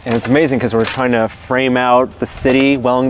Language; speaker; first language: English; native; English